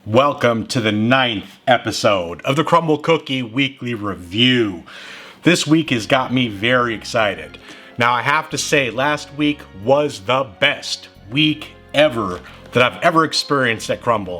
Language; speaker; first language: English; native; English